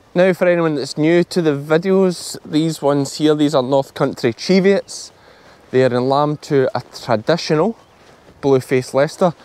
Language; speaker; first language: English; native; English